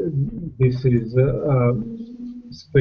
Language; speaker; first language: English; non-native, learner; Russian